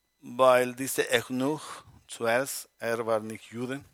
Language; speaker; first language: German; non-native, learner; Spanish